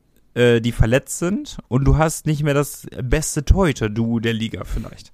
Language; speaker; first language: German; native; German